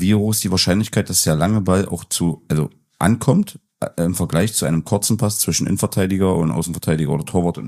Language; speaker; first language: German; native; German